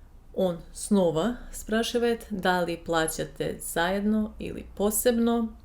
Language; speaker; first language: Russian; non-native, fluent; Serbian